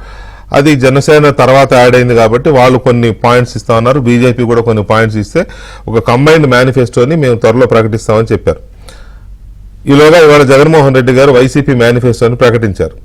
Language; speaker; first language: Telugu; native; Telugu